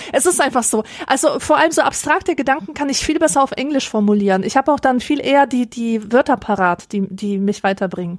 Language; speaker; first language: German; early bilingual, other home language; Polish